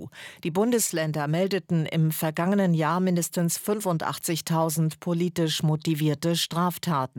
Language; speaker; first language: German; native; German